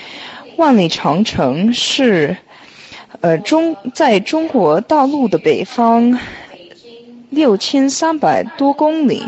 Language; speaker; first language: Chinese; non-native, learner; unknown